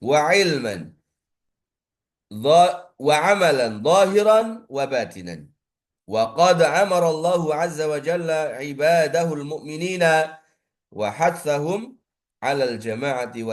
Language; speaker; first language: Arabic; non-native, fluent; Indonesian